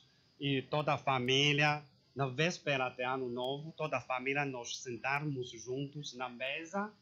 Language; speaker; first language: Portuguese; non-native, learner; Chinese